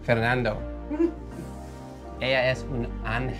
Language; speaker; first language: Spanish; non-native, learner; English